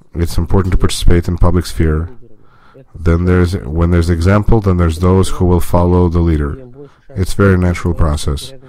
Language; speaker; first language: English; non-native, fluent; Russian